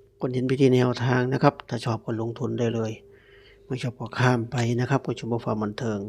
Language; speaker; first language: Thai; native; Thai